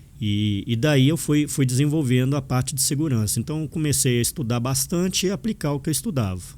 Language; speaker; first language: Portuguese; native; Portuguese